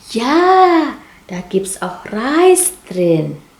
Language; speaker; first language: German; non-native, learner; Indonesian